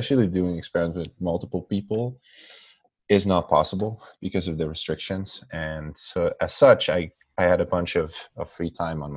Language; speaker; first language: English; non-native, fluent; Dutch